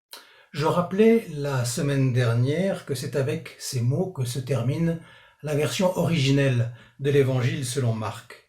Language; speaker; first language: French; native; French